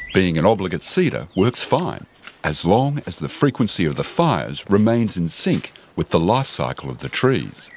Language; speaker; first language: English; native; English